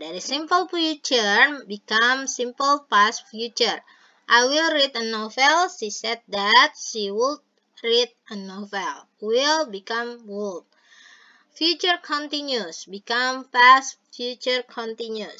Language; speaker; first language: English; non-native, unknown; Indonesian